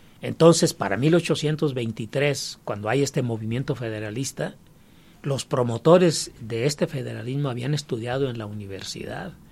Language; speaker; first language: Spanish; native; Spanish